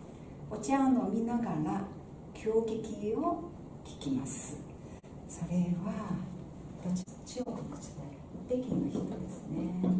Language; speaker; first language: Japanese; non-native, fluent; Chinese